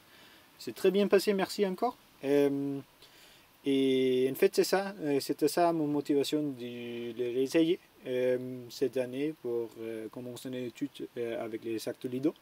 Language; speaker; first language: French; non-native, learner; German